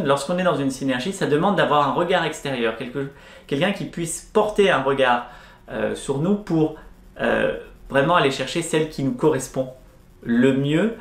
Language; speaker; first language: French; native; French